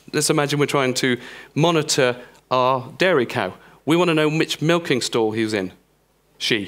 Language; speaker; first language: English; native; English